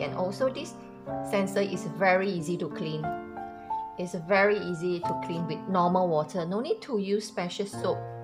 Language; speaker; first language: English; non-native, local second language; Chinese